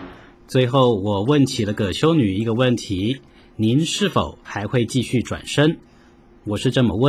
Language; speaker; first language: Chinese; native; Chinese